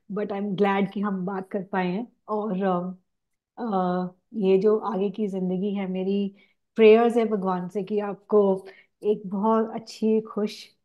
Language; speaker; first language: Hindi; native; Hindi